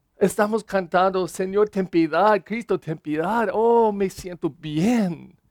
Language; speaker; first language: Spanish; non-native, learner; English